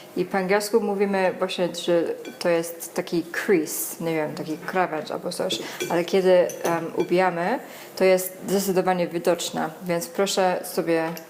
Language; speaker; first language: Polish; non-native, learner; English